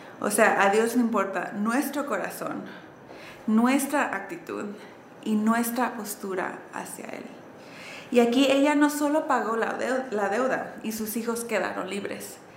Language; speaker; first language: Spanish; early bilingual, heritage; Spanish